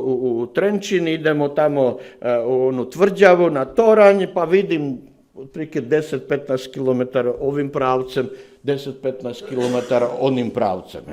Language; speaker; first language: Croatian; non-native, fluent; Slovak